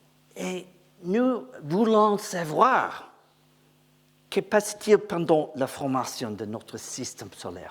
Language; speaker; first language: French; non-native, learner; English